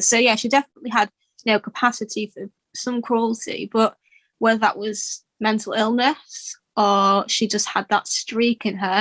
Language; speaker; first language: English; native; English